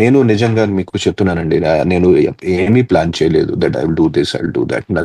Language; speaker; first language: Telugu; non-native, fluent; Hindi